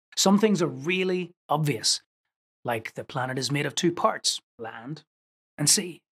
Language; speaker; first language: English; native; English